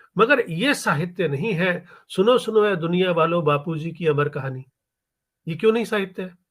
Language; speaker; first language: Hindi; native; Hindi